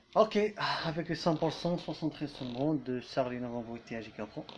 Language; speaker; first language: French; non-native, local second language; Arabic